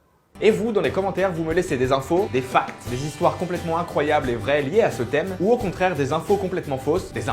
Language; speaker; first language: French; native; French